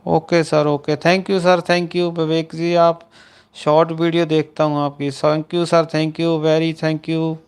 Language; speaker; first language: Hindi; non-native, local second language; Punjabi